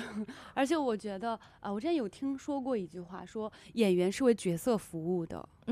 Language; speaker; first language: Chinese; native; Chinese